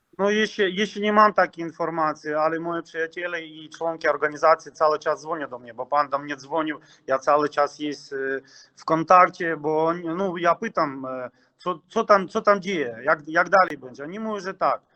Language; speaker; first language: Polish; early bilingual, heritage; Ukrainian